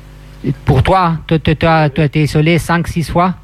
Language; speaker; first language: French; non-native, fluent; Italian